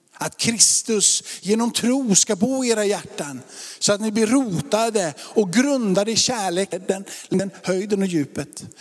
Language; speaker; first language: Swedish; native; Swedish